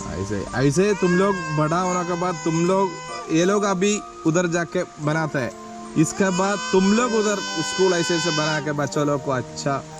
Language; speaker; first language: Hindi; non-native, local second language; Malayalam